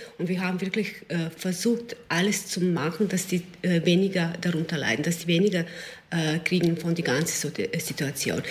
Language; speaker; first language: German; non-native, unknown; Serbian